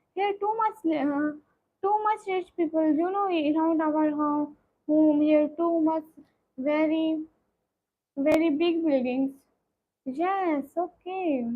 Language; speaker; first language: English; non-native, learner; Punjabi